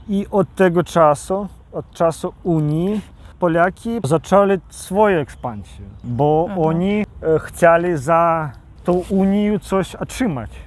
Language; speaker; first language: Polish; non-native, local second language; Belarusian